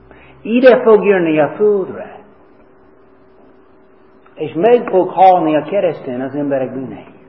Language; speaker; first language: Hungarian; non-native, fluent; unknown